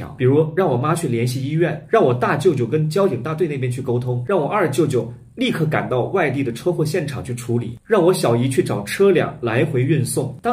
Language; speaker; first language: Chinese; native; Chinese